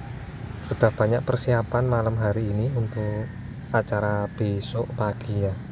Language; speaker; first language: Indonesian; native; Indonesian